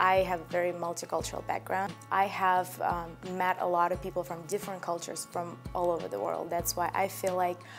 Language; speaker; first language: English; non-native, fluent; Russian